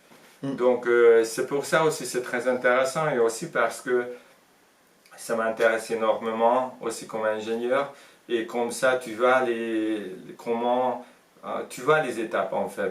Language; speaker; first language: French; non-native, fluent; Hungarian